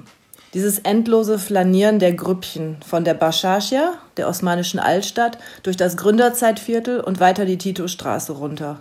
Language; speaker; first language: German; native; German